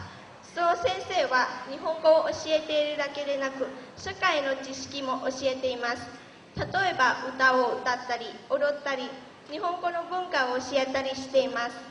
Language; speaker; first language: Japanese; early bilingual, other home language; Lao